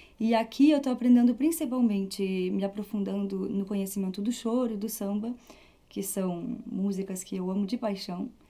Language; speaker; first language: Portuguese; early bilingual, heritage; Portuguese